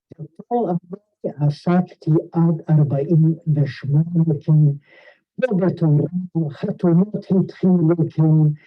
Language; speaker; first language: Hebrew; non-native, fluent; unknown